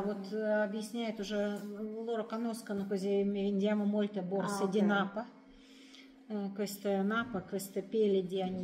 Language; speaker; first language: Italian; non-native, learner; Russian